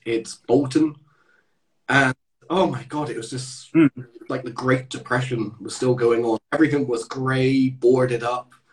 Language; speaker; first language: English; native; English